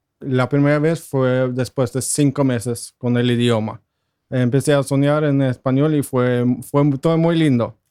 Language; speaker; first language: Spanish; non-native, fluent; Norwegian